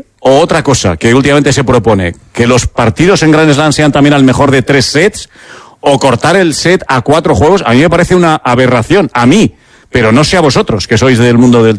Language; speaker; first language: Spanish; native; Spanish